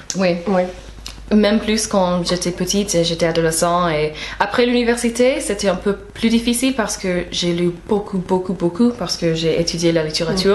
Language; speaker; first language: French; non-native, fluent; English